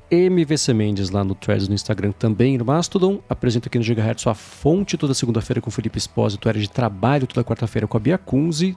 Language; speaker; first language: Portuguese; native; Portuguese